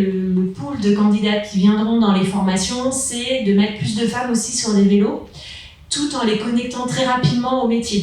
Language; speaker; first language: French; native; French